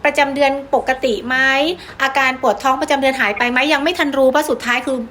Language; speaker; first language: Thai; native; Thai